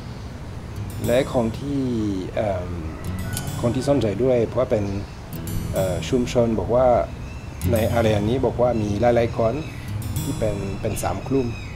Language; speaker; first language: Thai; non-native, learner; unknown